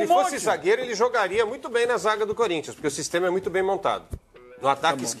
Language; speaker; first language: Portuguese; native; Portuguese